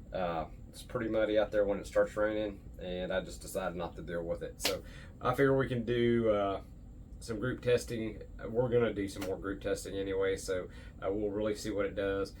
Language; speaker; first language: English; native; English